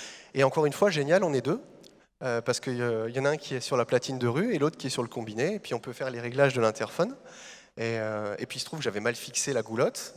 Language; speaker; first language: French; native; French